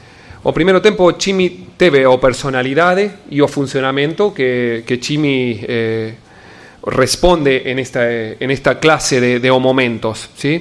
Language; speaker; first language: Portuguese; non-native, learner; Spanish